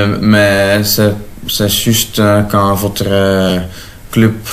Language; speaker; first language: French; non-native, local second language; Dutch